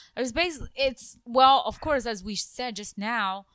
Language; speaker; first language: English; non-native, fluent; Chinese